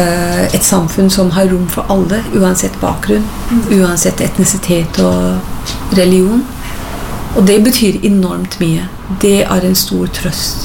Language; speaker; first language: Norwegian; non-native, fluent; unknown